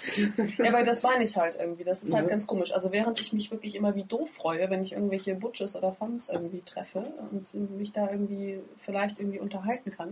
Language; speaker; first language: German; native; German